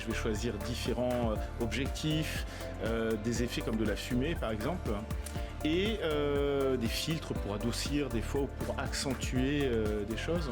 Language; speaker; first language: French; native; French